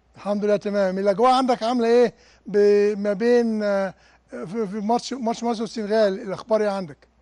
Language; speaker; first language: Arabic; native; Arabic